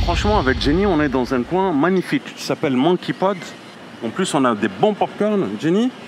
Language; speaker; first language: French; native; French